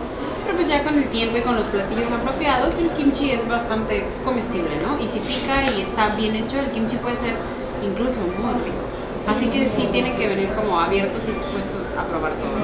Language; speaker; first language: Spanish; native; Spanish